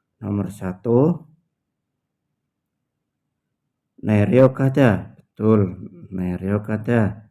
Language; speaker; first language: Korean; non-native, learner; Indonesian